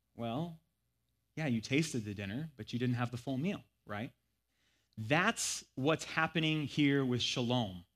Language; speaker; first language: English; native; English